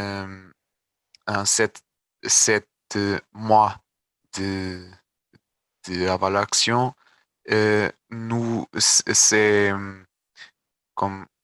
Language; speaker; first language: French; non-native, learner; Portuguese